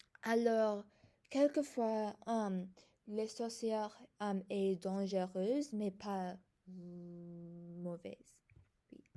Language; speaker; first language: French; non-native, learner; English